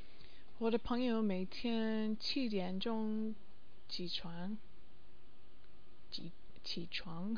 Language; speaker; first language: Chinese; non-native, learner; English